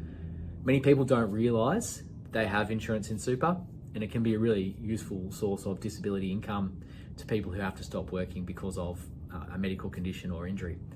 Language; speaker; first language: English; native; English